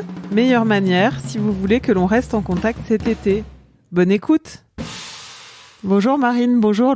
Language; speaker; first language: French; native; French